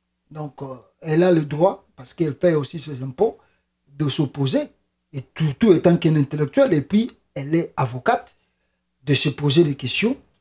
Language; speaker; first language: French; non-native, local second language; Lingala